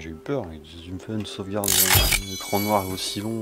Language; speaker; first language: French; native; French